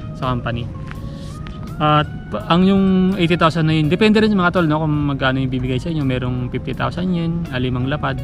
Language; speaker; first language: Filipino; native; Filipino